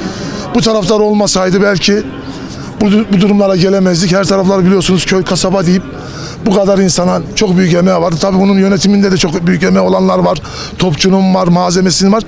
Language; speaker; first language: Turkish; native; Turkish